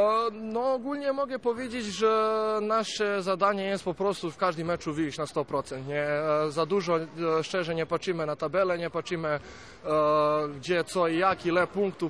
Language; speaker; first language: Polish; non-native, fluent; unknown